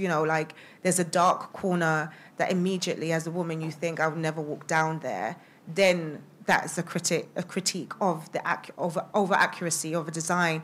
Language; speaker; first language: English; native; English